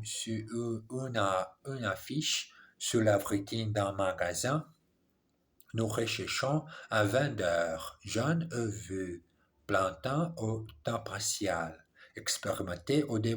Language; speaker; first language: French; non-native, learner; English